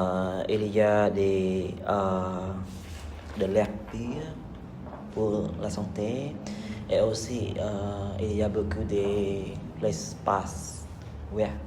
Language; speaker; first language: French; non-native, learner; Khmer